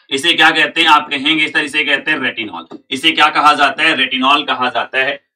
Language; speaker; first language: Hindi; native; Hindi